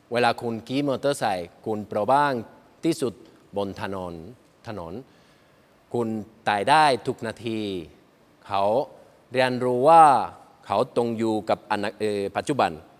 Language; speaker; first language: Thai; non-native, learner; Spanish